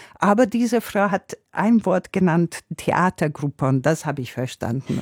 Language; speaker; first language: German; non-native, fluent; Hungarian